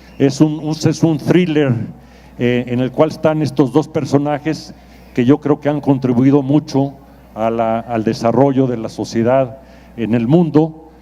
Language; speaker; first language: Spanish; native; Spanish